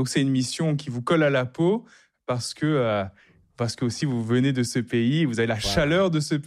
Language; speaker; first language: French; native; French